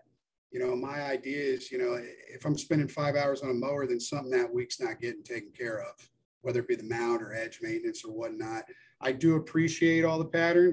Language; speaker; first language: English; native; English